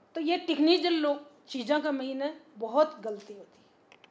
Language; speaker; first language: Hindi; native; Hindi